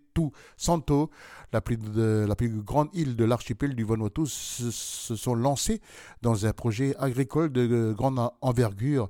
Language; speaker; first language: French; native; French